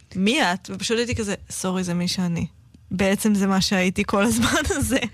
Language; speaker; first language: Hebrew; native; Hebrew